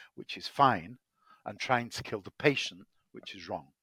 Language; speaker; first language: English; native; English